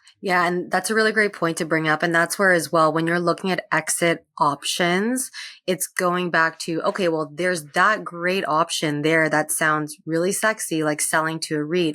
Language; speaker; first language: English; native; English